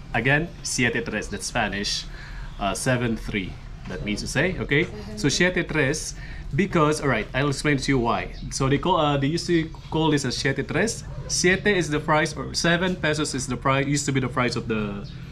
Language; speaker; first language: English; non-native, local second language; Filipino